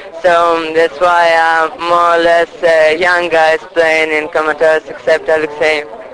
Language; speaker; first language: English; non-native, fluent; Russian